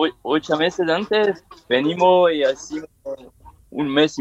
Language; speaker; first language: Spanish; non-native, learner; French